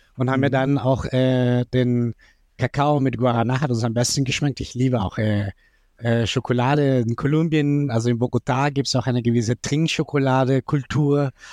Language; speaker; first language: German; non-native, fluent; Spanish